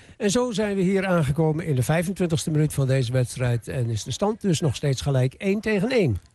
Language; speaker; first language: Dutch; native; Dutch